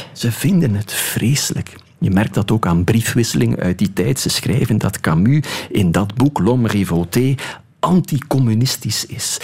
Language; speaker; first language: Dutch; native; Dutch